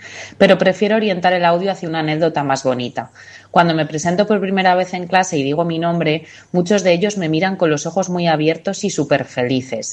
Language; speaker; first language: Spanish; native; Spanish